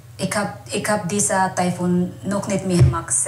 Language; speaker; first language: Dutch; non-native, learner; Waray